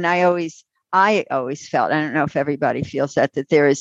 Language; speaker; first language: English; native; English